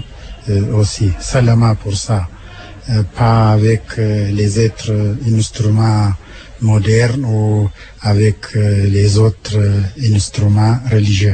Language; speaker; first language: French; non-native, learner; Amharic